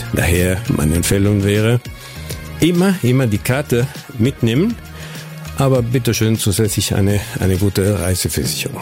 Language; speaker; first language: German; non-native, fluent; Spanish